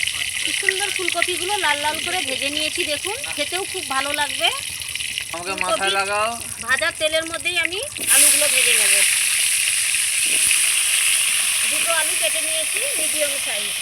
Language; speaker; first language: Bangla; native; Bangla